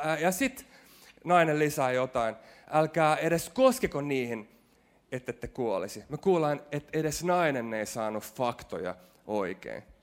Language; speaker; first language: Finnish; native; Finnish